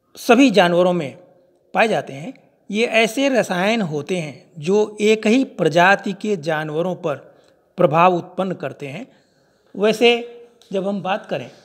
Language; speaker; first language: Hindi; native; Hindi